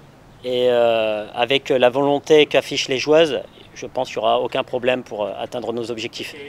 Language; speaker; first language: French; native; French